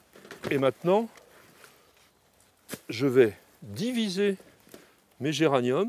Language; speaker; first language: French; native; French